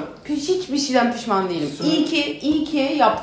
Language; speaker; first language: Turkish; native; Turkish